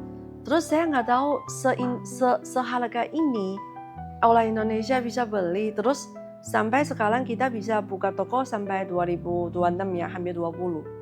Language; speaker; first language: Indonesian; non-native, learner; Chinese